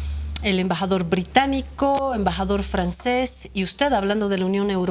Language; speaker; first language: Spanish; native; Spanish